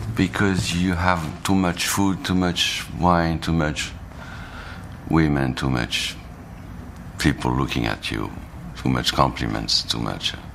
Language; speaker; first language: English; non-native, fluent; Arabic